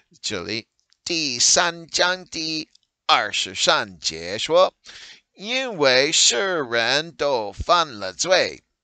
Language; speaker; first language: Chinese; non-native, learner; English